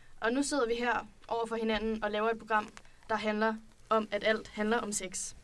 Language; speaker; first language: Danish; native; Danish